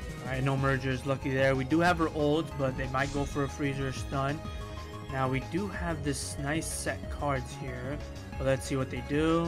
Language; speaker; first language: English; native; English